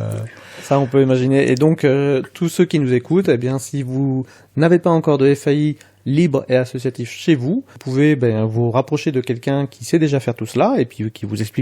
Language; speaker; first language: French; native; French